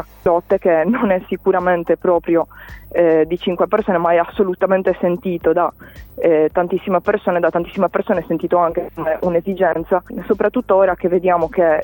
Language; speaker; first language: Italian; native; Italian